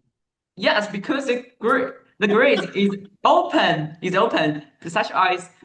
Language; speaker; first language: English; non-native, learner; Chinese